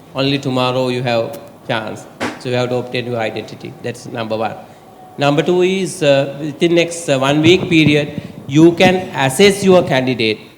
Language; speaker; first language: English; non-native, local second language; Sinhala